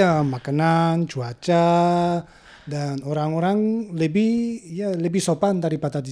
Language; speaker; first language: Indonesian; non-native, learner; German